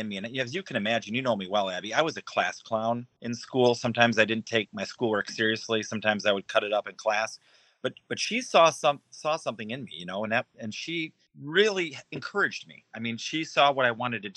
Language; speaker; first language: English; native; English